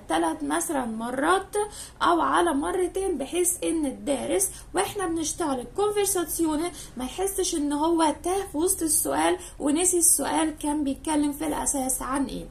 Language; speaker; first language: Arabic; native; Arabic